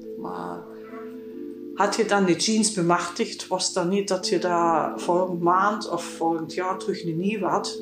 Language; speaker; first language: Dutch; non-native, fluent; German